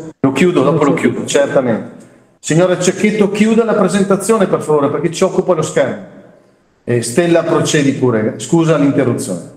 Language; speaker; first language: Italian; native; Italian